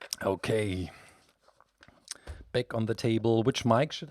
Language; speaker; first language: English; non-native, fluent; German